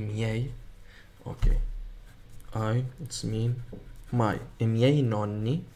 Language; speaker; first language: Italian; non-native, learner; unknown